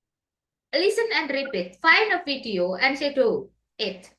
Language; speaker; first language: English; non-native, fluent; Indonesian